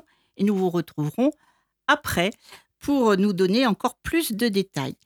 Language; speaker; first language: French; native; French